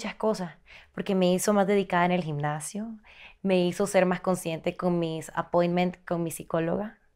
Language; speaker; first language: Spanish; native; Spanish